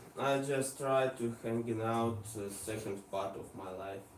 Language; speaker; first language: English; non-native, learner; Russian